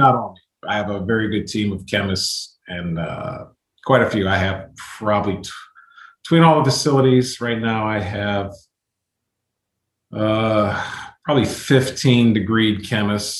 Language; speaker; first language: English; native; English